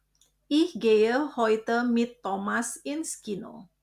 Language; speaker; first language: German; non-native, fluent; Indonesian